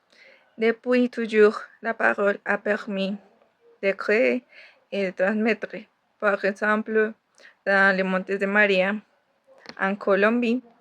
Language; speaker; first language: French; non-native, fluent; Spanish